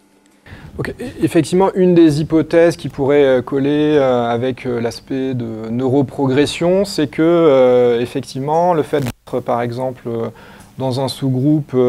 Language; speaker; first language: French; native; French